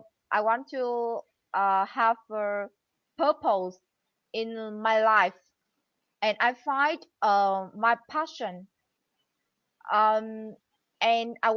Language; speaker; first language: English; non-native, learner; Vietnamese